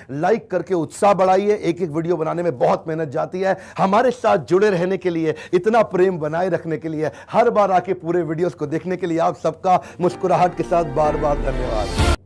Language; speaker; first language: Hindi; native; Hindi